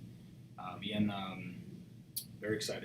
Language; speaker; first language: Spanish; early bilingual, heritage; Spanish